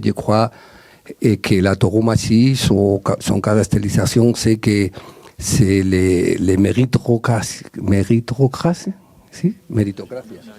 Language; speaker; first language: French; non-native, learner; Spanish